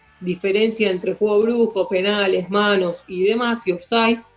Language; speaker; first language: Spanish; native; Spanish